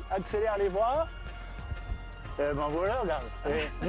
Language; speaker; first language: French; native; French